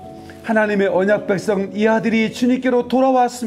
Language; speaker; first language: Korean; native; Korean